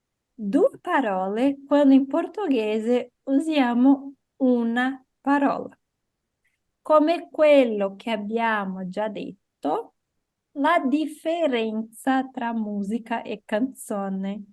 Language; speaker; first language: Italian; non-native, fluent; Portuguese